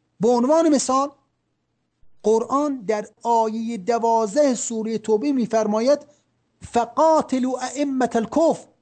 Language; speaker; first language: Persian; native; Persian